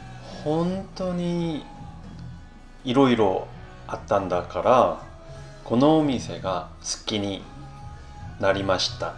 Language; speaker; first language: Japanese; non-native, learner; Korean